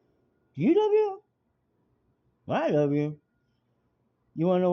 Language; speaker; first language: English; native; English